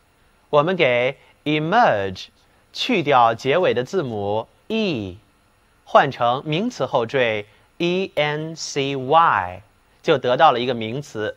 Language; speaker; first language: Chinese; native; Chinese